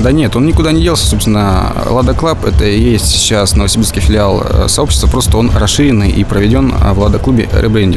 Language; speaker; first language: Russian; native; Russian